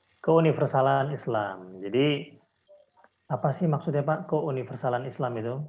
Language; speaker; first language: Indonesian; native; Indonesian